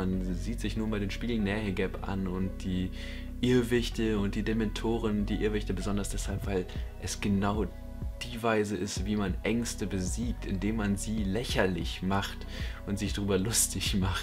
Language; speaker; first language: German; native; German